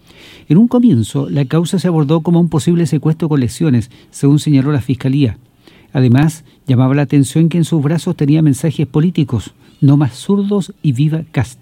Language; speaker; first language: Spanish; native; Spanish